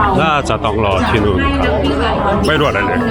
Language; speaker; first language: Thai; non-native, learner; Korean